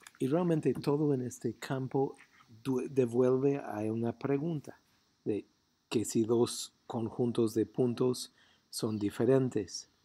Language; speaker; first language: Spanish; non-native, fluent; English